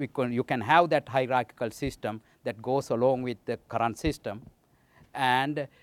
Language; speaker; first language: English; non-native, local second language; Sinhala